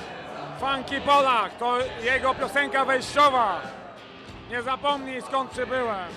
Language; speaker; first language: Polish; native; Polish